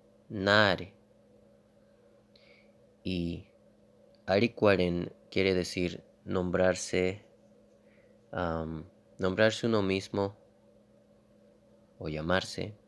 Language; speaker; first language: Spanish; non-native, local second language; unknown